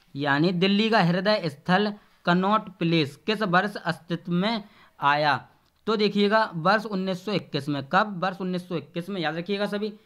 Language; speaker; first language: Hindi; native; Hindi